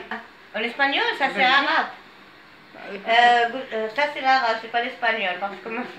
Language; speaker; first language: French; non-native, fluent; Arabic